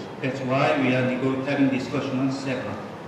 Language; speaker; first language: English; non-native, fluent; Korean